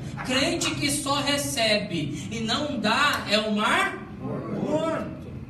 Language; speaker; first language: Portuguese; native; Portuguese